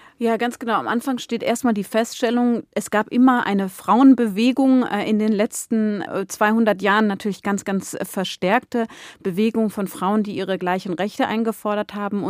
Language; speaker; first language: German; native; German